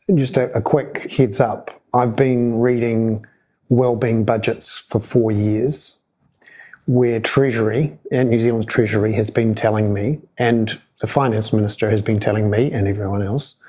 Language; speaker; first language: English; native; English